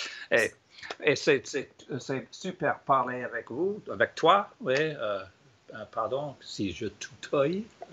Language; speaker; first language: French; non-native, learner; English